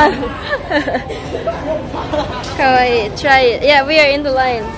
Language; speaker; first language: English; non-native, fluent; Japanese